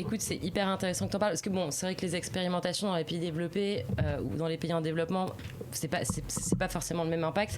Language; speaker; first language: French; native; French